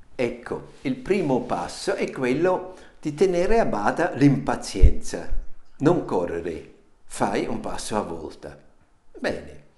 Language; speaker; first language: Italian; non-native, fluent; German